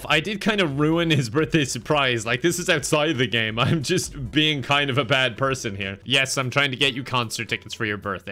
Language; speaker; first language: English; native; English